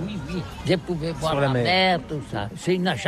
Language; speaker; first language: French; non-native, learner; Catalan